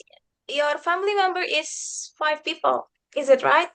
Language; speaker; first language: English; non-native, fluent; Indonesian